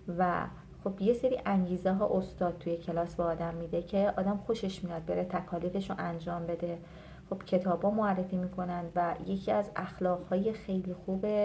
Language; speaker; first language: Persian; native; Persian